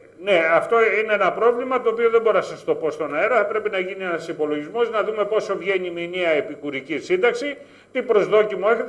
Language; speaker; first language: Greek; native; Greek